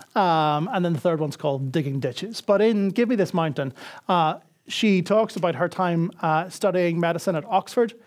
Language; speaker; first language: English; native; English